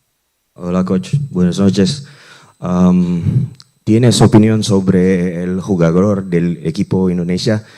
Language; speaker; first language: Spanish; non-native, learner; Indonesian